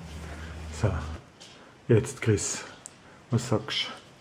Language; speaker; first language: German; native; German